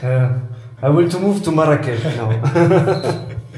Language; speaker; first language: English; non-native, fluent; German